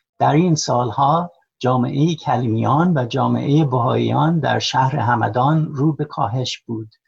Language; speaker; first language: Persian; non-native, fluent; English